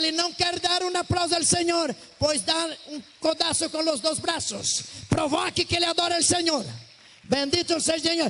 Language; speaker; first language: Spanish; non-native, fluent; Portuguese